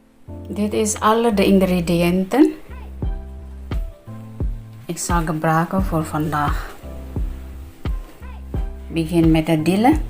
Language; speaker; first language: Dutch; non-native, learner; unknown